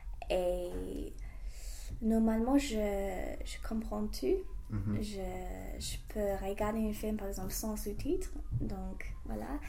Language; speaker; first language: French; non-native, fluent; English